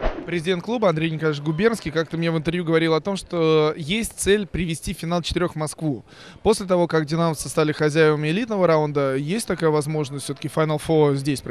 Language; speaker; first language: Russian; native; Russian